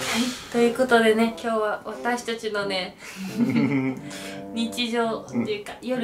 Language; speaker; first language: Japanese; native; Japanese